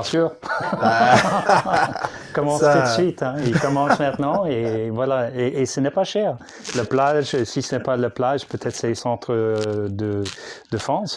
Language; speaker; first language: French; non-native, learner; English